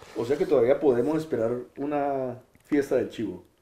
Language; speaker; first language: Spanish; native; Spanish